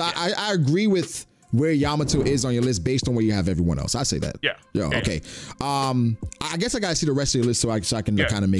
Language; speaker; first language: English; native; English